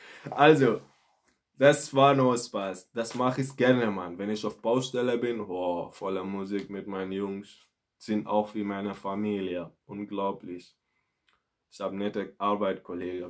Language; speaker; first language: German; non-native, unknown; Mandingo